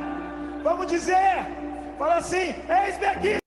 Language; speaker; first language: Portuguese; native; Portuguese